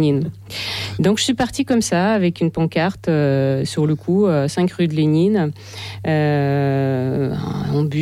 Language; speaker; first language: French; non-native, fluent; Russian